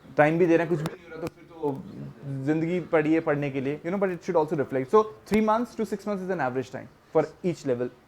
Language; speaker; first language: Hindi; native; Hindi